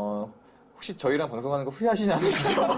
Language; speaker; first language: Korean; native; Korean